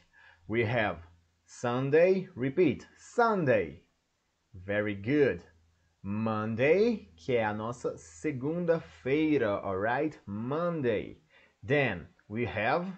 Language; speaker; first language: English; non-native, learner; Portuguese